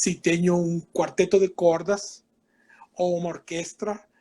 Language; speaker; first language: Portuguese; non-native, fluent; Spanish